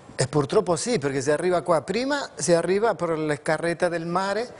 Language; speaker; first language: Italian; non-native, fluent; Spanish